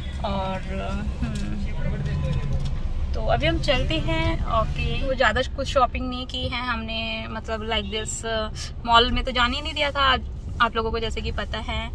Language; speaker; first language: Hindi; native; Hindi